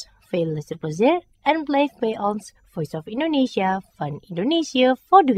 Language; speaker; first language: Dutch; non-native, fluent; Indonesian